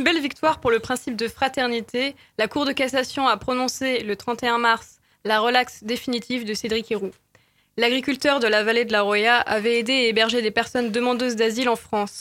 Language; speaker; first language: French; native; French